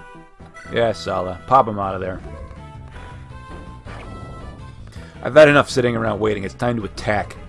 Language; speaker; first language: English; native; English